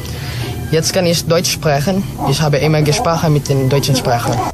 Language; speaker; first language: German; non-native, learner; Filipino